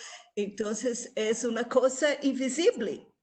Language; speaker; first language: Spanish; non-native, local second language; Portuguese